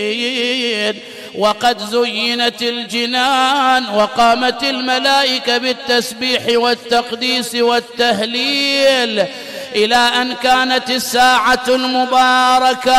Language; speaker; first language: Arabic; native; Arabic